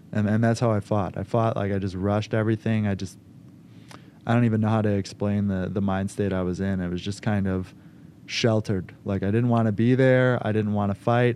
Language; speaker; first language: English; native; English